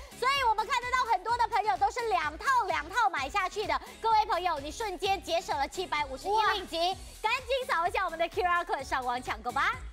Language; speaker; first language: Chinese; native; Chinese